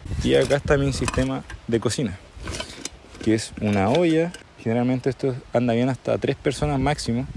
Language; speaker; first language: Spanish; native; Spanish